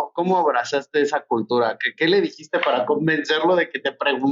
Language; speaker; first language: Spanish; native; Spanish